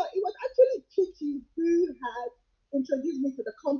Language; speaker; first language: English; non-native, local second language; Yoruba